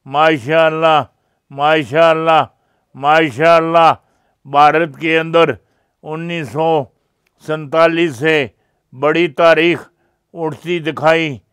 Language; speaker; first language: Urdu; non-native, local second language; Punjabi